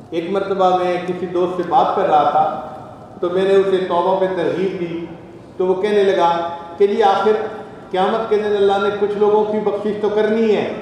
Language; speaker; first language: Urdu; non-native, local second language; Punjabi